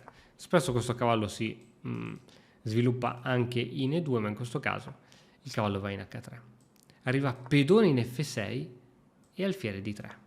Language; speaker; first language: Italian; native; Italian